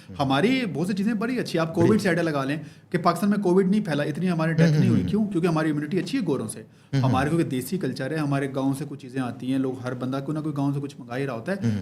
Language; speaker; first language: Urdu; non-native, local second language; Baluchi